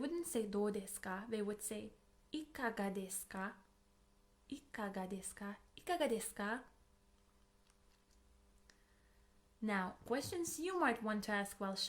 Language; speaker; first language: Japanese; non-native, fluent; English